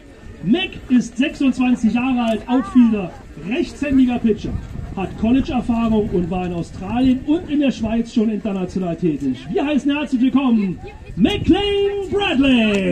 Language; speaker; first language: German; native; German